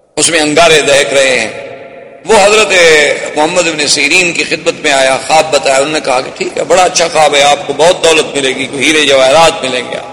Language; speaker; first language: Urdu; native; Urdu